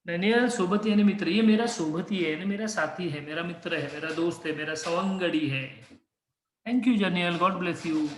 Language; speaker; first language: Hindi; non-native, local second language; Marathi